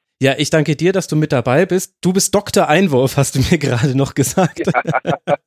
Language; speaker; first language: German; native; German